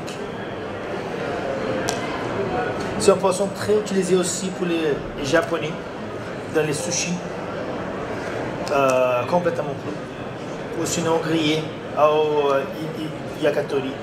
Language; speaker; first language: French; non-native, learner; Portuguese